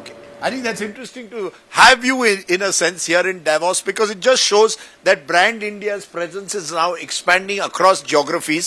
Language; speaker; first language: English; native; English